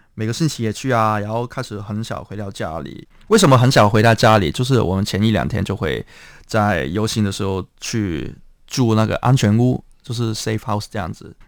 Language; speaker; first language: Chinese; non-native, local second language; Cantonese